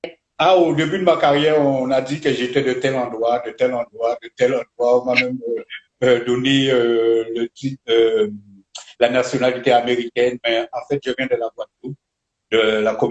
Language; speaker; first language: French; native; French